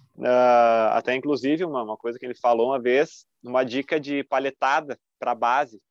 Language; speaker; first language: Portuguese; native; Portuguese